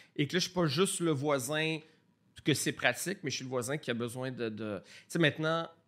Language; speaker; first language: French; native; French